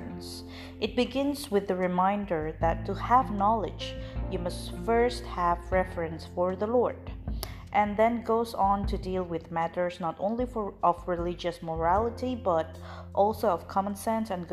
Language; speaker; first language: English; non-native, fluent; Indonesian